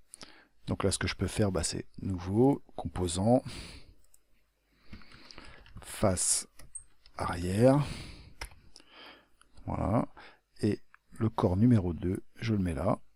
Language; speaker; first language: French; native; French